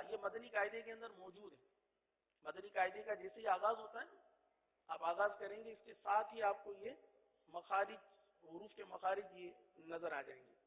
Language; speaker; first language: Urdu; native; Urdu